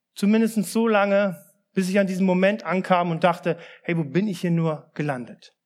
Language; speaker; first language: German; early bilingual, other home language; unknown